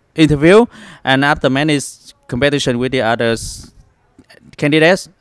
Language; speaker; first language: English; non-native, learner; Vietnamese